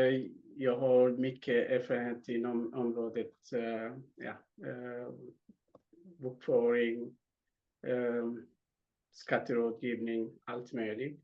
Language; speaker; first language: Swedish; non-native, fluent; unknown